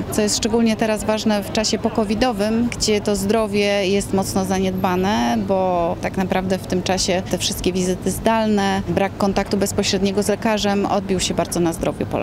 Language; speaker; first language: Polish; native; Polish